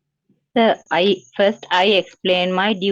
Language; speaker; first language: English; non-native, learner; Sinhala